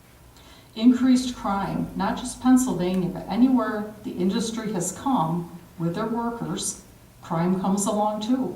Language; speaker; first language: English; native; English